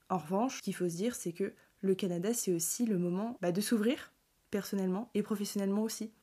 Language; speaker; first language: French; native; French